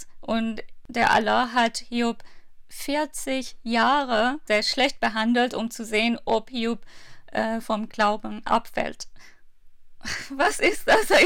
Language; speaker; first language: German; non-native, fluent; Persian